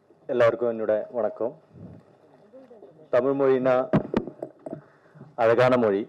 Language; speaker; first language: Tamil; non-native, learner; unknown